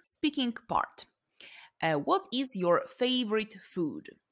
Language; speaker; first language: English; non-native, fluent; Polish